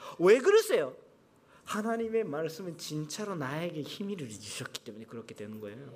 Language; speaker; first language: Korean; non-native, fluent; Japanese